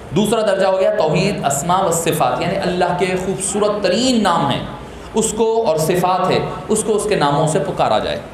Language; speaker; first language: Urdu; native; Urdu